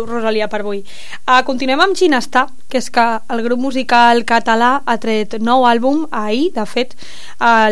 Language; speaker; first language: Catalan; native; Catalan